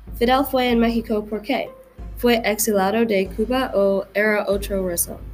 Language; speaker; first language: Spanish; non-native, learner; English